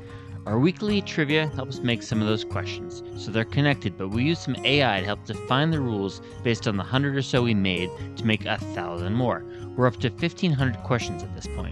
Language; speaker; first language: English; native; English